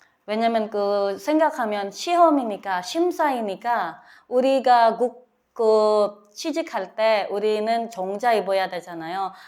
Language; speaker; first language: Korean; non-native, learner; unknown